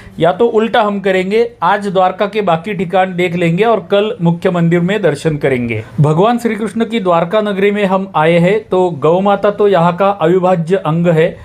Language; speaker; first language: Hindi; non-native, local second language; Marathi